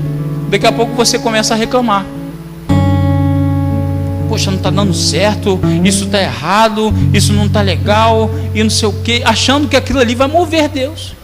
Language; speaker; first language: Portuguese; native; Portuguese